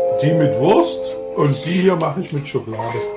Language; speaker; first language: German; native; German